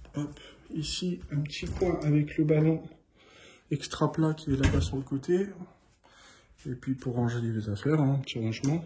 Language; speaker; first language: French; native; French